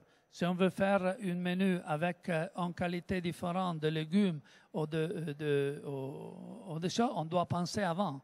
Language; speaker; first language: French; non-native, learner; Italian